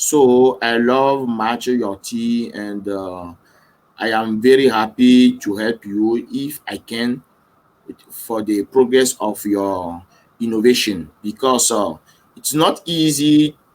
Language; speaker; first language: English; non-native, learner; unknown